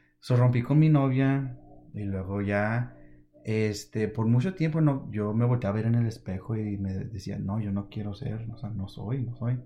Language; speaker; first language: Spanish; early bilingual, heritage; Spanish